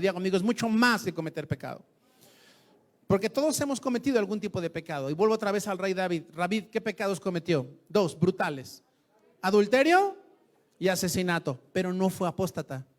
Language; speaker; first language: Spanish; native; Spanish